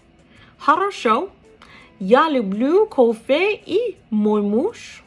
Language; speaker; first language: Russian; non-native, learner; English